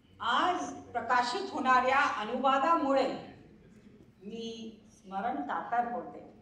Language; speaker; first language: Marathi; early bilingual, heritage; Marathi